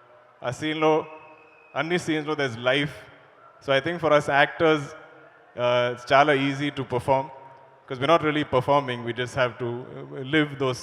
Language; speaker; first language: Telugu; non-native, learner; Malayalam